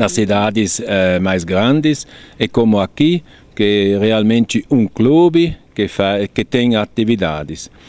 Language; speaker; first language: Portuguese; non-native, fluent; German